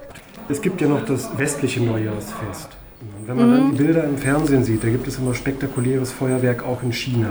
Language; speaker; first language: German; native; German